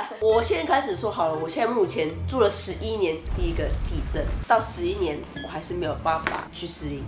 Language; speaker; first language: Chinese; native; Chinese